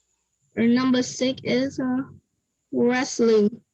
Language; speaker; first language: English; non-native, learner; Vietnamese